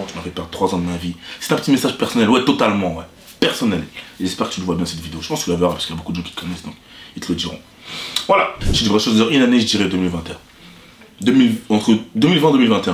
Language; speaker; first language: French; native; French